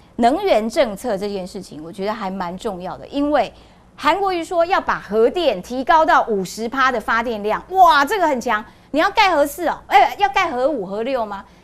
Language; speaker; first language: Chinese; native; Chinese